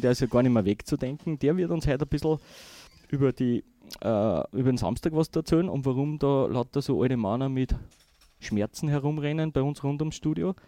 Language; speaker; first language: German; native; German